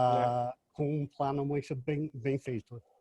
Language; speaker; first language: Portuguese; non-native, fluent; English